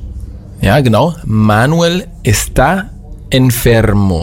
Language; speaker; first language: Spanish; non-native, fluent; German